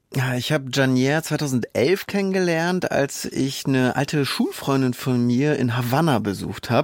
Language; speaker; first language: German; native; German